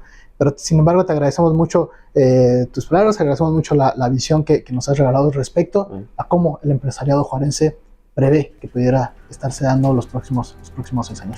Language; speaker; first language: Spanish; native; Spanish